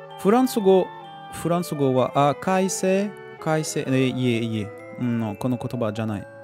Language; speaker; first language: Japanese; non-native, learner; French